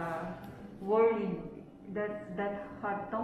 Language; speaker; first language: Dutch; non-native, learner; Filipino